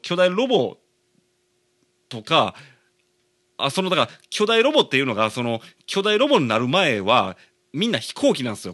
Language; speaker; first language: Japanese; native; Japanese